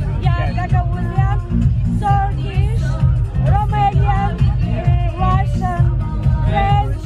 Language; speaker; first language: English; non-native, learner; Gagauz